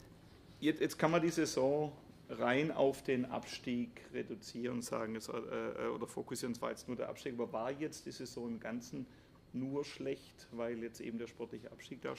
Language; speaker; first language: German; native; German